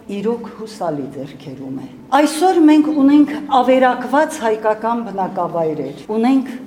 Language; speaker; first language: Armenian; native; Armenian